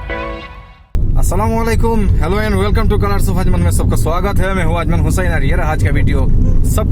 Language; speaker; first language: Hindi; non-native, learner; Bangla